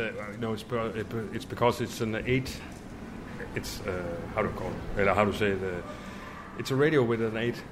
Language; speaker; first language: English; non-native, learner; Danish